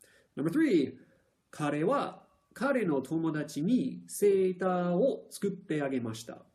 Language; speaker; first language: Japanese; non-native, fluent; English